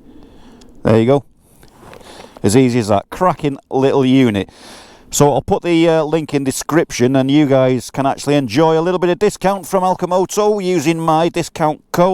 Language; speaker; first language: English; native; English